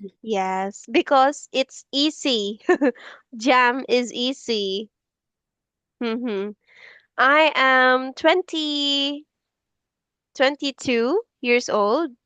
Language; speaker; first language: English; non-native, fluent; Filipino